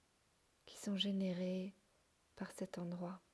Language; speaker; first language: French; native; French